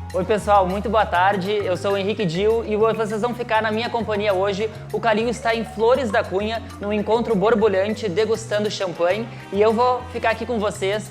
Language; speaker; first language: Portuguese; native; Portuguese